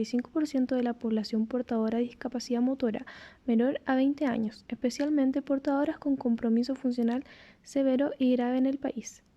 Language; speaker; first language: Spanish; native; Spanish